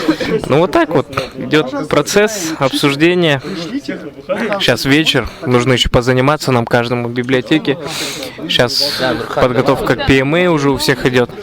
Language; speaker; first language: Russian; native; Russian